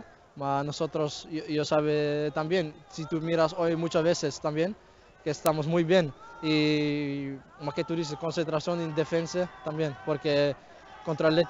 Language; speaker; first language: Spanish; non-native, learner; Dutch